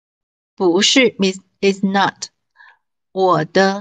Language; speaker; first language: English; non-native, fluent; Chinese